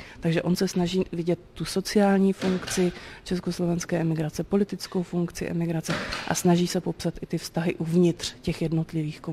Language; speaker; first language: Czech; native; Czech